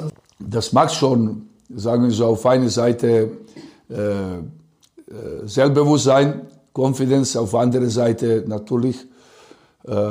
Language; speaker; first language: German; non-native, learner; Serbian